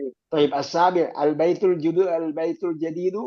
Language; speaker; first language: Arabic; non-native, fluent; Malayalam